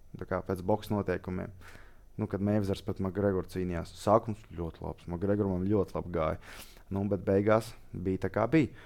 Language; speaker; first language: Latvian; native; Latvian